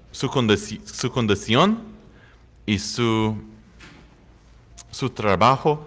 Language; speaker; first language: Spanish; non-native, fluent; English